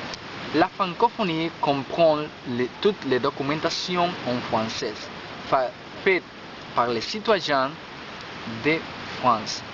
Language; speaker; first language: French; non-native, learner; Spanish